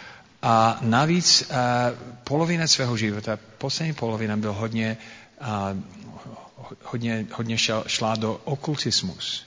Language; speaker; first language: Czech; non-native, fluent; English